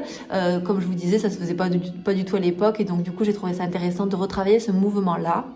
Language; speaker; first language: French; native; French